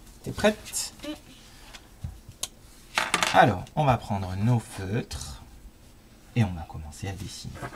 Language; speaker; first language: French; native; French